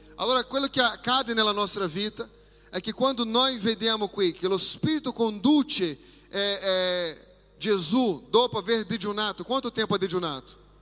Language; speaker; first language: Italian; non-native, fluent; Portuguese